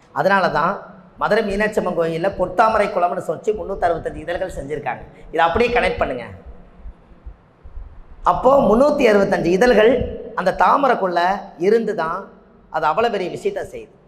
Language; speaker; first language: Tamil; native; Tamil